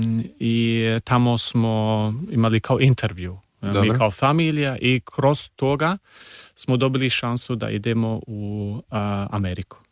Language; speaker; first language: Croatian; early bilingual, heritage; Serbian